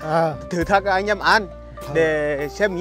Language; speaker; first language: Vietnamese; non-native, learner; Portuguese